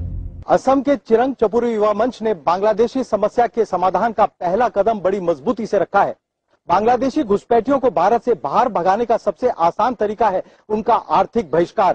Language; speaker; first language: Hindi; native; Hindi